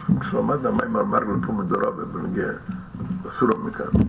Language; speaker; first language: Hebrew; non-native, fluent; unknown